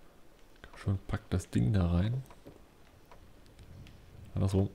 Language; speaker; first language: German; native; German